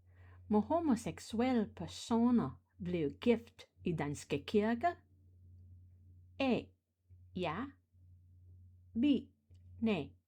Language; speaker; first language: Danish; non-native, fluent; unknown